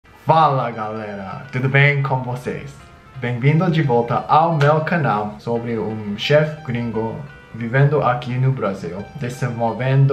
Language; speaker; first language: Portuguese; non-native, learner; English